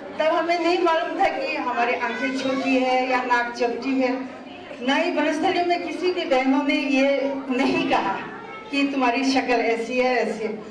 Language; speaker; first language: Hindi; non-native, local second language; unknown